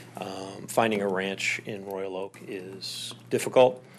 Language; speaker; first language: English; native; English